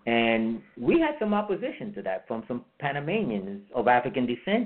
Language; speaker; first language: English; early bilingual, heritage; English